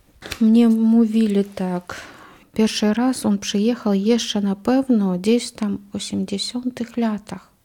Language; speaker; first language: Polish; non-native, learner; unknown